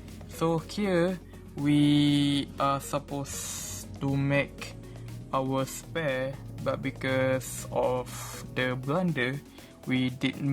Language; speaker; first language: English; non-native, local second language; Malay